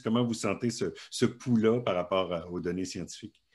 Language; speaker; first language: French; native; French